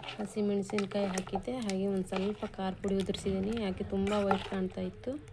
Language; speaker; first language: Kannada; non-native, local second language; Urdu